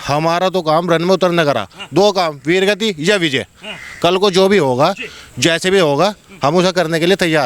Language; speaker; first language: Hindi; native; Hindi